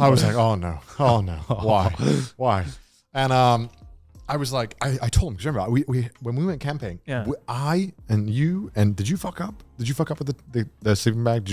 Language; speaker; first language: English; native; English